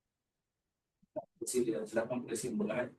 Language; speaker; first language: Spanish; native; Spanish